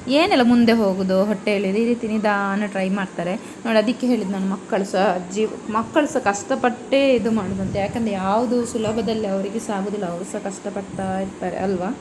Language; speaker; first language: Kannada; non-native, local second language; Tulu